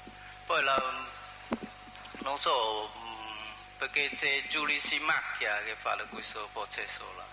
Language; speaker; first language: Italian; non-native, learner; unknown